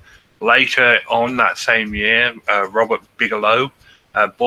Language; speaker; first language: English; native; English